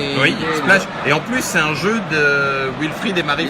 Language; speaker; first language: French; native; French